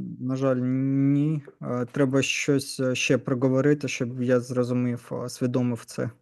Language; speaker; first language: Ukrainian; non-native, learner; Russian